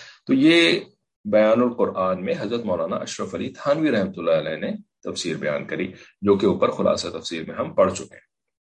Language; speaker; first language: Urdu; native; Urdu